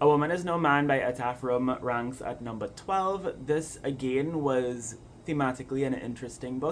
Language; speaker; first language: English; native; English